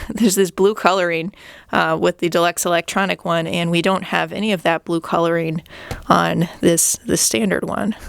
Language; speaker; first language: English; native; English